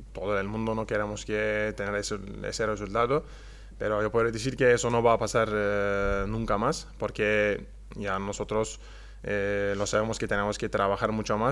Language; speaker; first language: Spanish; non-native, learner; Turkish